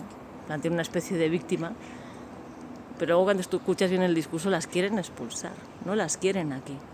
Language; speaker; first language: Spanish; native; Spanish